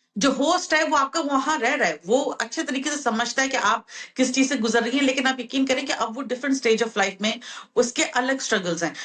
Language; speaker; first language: Urdu; native; Urdu